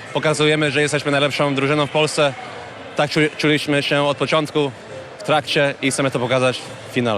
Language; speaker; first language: Polish; early bilingual, heritage; English